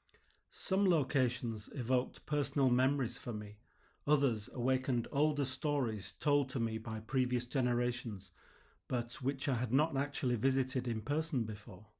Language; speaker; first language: English; native; English